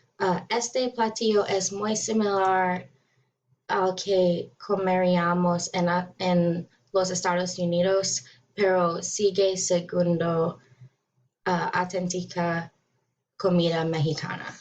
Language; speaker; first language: Spanish; non-native, learner; English